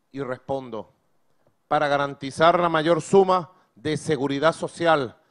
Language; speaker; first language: Spanish; native; Spanish